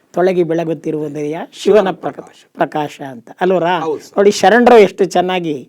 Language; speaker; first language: Kannada; native; Kannada